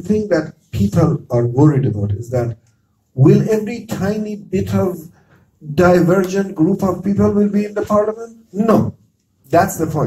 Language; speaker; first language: English; non-native, fluent; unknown